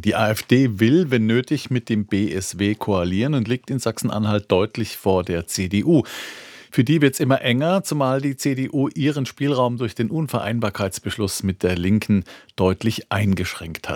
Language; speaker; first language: German; native; German